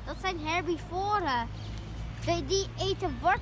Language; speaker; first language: Dutch; early bilingual, other home language; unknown